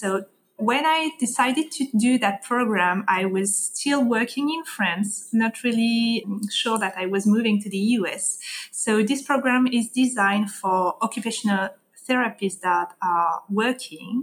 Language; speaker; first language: English; non-native, fluent; French